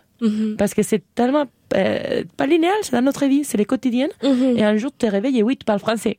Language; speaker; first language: French; non-native, fluent; Spanish